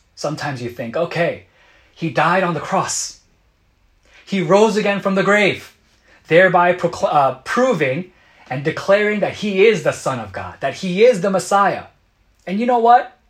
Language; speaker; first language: English; native; English